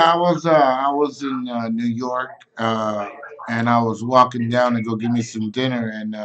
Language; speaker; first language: English; native; English